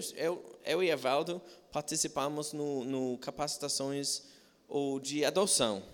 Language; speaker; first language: Portuguese; non-native, fluent; English